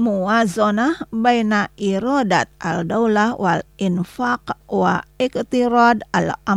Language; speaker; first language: Arabic; non-native, fluent; Indonesian